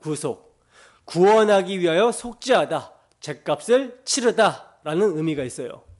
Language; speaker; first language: Korean; native; Korean